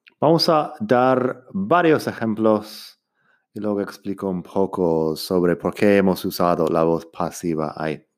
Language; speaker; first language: Spanish; non-native, fluent; English